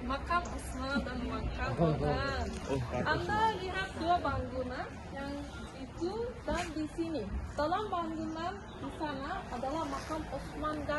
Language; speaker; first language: Indonesian; non-native, learner; Turkish